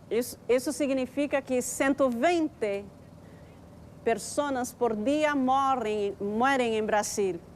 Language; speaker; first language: Spanish; non-native, fluent; Portuguese